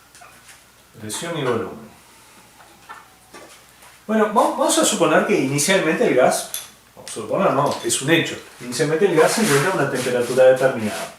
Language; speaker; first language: Spanish; native; Spanish